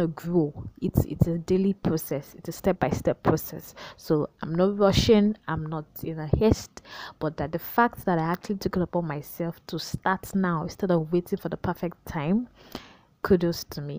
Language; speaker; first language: English; non-native, local second language; Yoruba